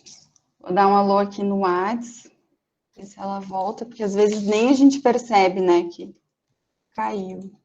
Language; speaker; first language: Portuguese; native; Portuguese